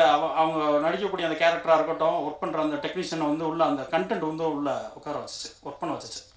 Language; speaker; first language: Tamil; native; Tamil